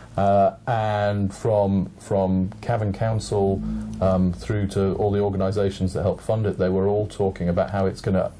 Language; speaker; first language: English; native; English